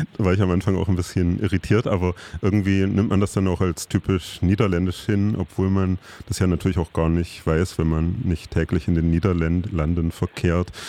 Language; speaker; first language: German; native; German